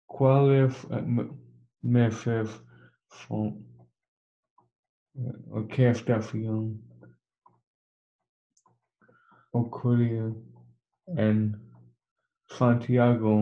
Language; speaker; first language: Spanish; non-native, learner; English